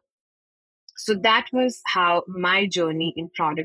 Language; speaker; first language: English; non-native, local second language; Hindi